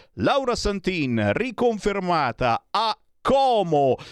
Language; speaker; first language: Italian; native; Italian